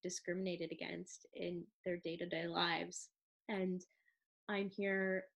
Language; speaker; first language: English; native; English